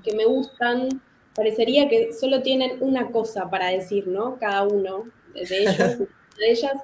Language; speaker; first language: Spanish; native; Spanish